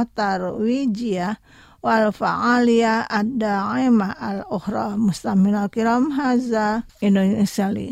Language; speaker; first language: Arabic; non-native, fluent; Indonesian